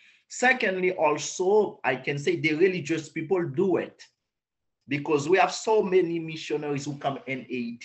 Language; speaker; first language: English; non-native, learner; Haitian Creole